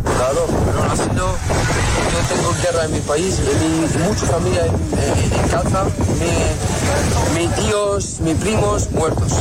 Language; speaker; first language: Spanish; non-native, learner; Arabic